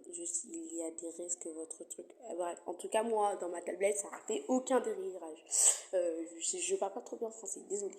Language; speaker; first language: French; native; French